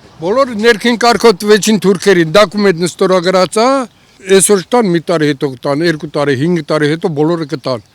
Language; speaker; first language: Armenian; native; Armenian